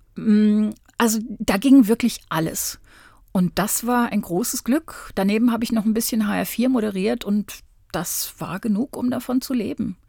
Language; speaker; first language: German; native; German